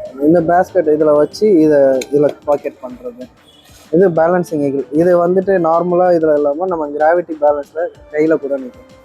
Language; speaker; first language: Tamil; native; Tamil